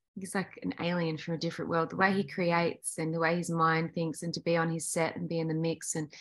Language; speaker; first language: English; native; English